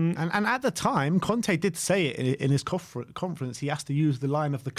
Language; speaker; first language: English; native; English